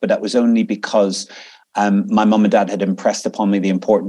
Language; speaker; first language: English; native; English